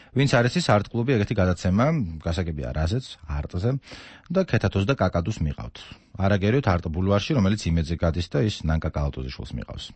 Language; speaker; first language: Georgian; native; Georgian